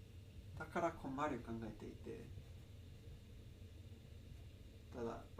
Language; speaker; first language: Japanese; non-native, learner; Spanish